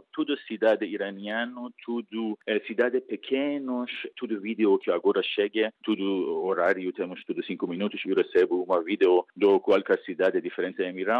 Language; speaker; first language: Portuguese; non-native, learner; Persian